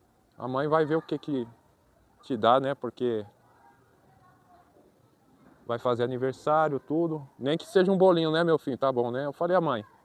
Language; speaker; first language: Portuguese; native; Portuguese